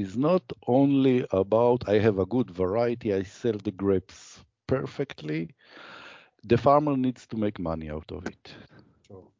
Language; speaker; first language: English; non-native, fluent; Hebrew